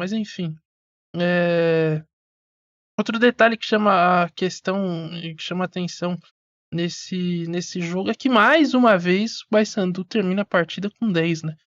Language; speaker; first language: Portuguese; native; Portuguese